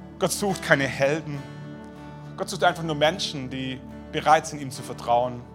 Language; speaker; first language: German; native; German